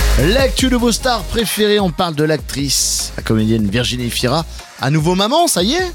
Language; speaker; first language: French; native; French